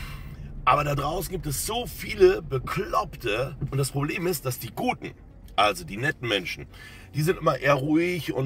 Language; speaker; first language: German; native; German